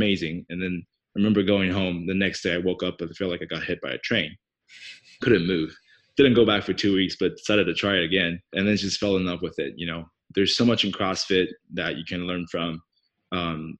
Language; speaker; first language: English; non-native, fluent; Chinese